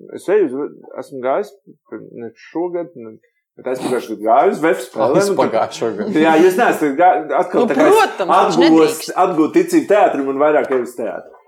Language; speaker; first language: Latvian; native; Latvian